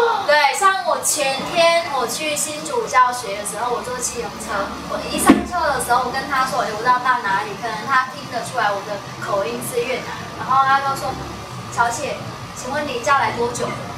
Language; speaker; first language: Chinese; non-native, fluent; Vietnamese